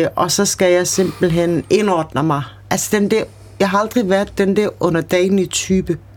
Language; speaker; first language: Danish; early bilingual, other home language; Kurdish